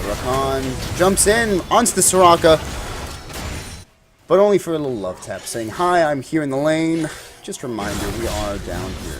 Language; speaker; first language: English; native; English